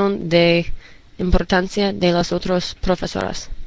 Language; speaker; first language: Spanish; non-native, learner; English